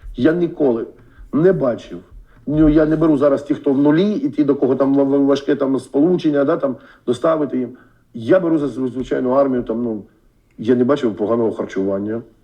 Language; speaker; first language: Ukrainian; non-native, local second language; Russian